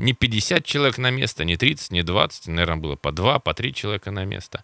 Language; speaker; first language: Russian; native; Russian